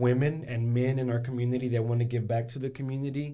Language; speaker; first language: English; early bilingual, other home language; Spanish